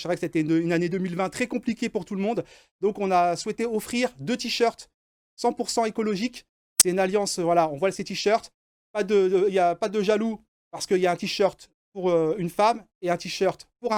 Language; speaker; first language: French; native; French